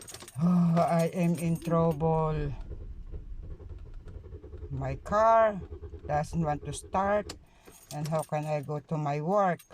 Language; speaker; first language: English; non-native, local second language; Filipino